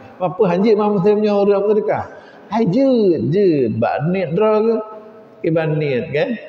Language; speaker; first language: Malay; non-native, local second language; Achinese